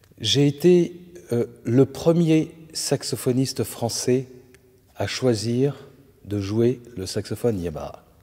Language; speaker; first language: French; native; French